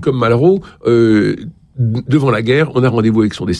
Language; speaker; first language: French; native; French